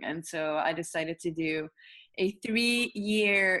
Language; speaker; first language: English; non-native, fluent; Dutch